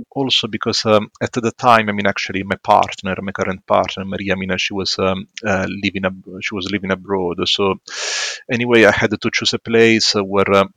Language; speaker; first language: English; non-native, fluent; Italian